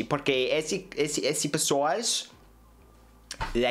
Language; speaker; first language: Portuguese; non-native, learner; English